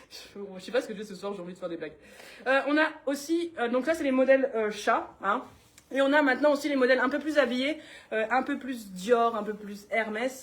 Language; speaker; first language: French; native; French